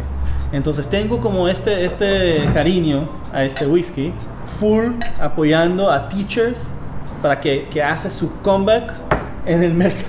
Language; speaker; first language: Spanish; non-native, fluent; English